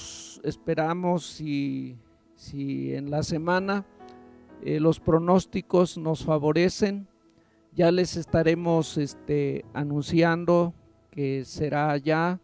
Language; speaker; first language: Spanish; native; Spanish